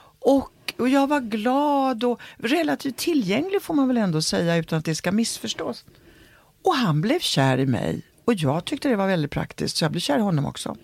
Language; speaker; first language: Swedish; early bilingual, other home language; Italian